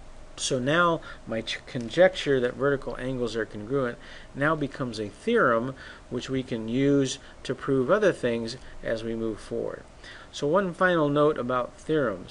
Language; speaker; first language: English; native; English